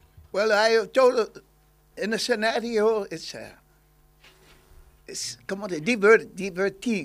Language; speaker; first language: Spanish; non-native, learner; English